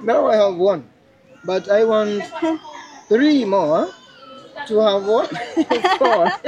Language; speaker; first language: English; non-native, fluent; Swahili